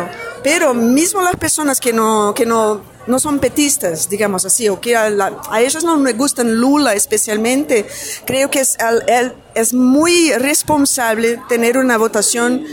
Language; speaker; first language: Spanish; non-native, fluent; Portuguese